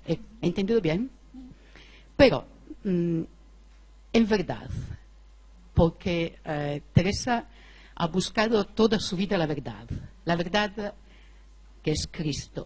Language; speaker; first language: Spanish; non-native, fluent; Italian